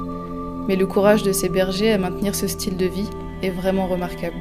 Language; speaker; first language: French; native; French